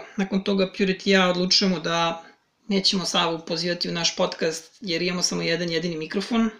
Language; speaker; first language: Serbian; native; Serbian